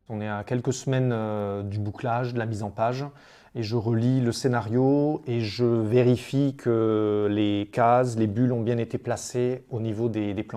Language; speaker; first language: French; native; French